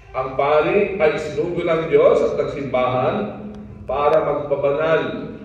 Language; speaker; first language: Filipino; non-native, local second language; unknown